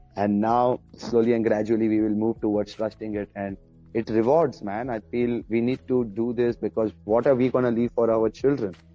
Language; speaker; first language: English; early bilingual, other home language; Arabic